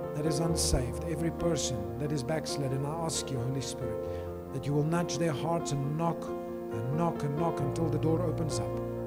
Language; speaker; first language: English; non-native, local second language; Afrikaans